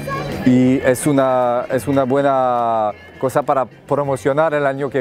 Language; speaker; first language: Spanish; non-native, fluent; French